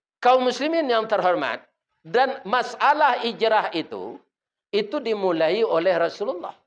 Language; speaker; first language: Malay; non-native, local second language; Minangkabau